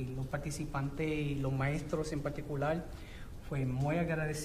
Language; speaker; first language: Spanish; non-native, fluent; English